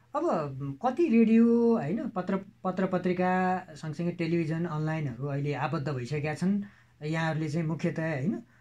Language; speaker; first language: Nepali; native; Nepali